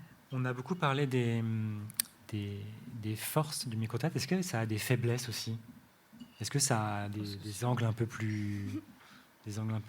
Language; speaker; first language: French; native; French